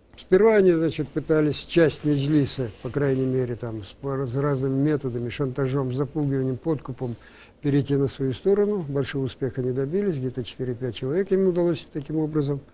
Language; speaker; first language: Russian; non-native, local second language; Crimean Tatar